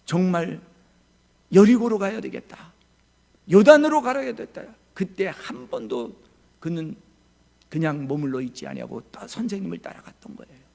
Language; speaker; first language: Korean; native; Korean